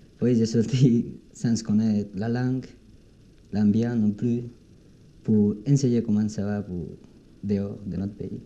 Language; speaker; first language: French; non-native, learner; Spanish